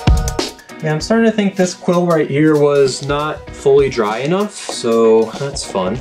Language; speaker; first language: English; native; English